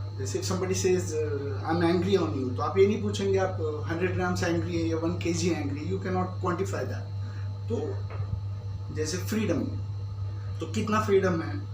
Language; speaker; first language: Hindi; non-native, local second language; Marathi